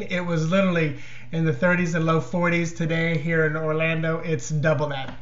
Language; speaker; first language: English; native; English